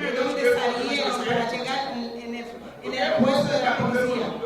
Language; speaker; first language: Spanish; non-native, fluent; Haitian Creole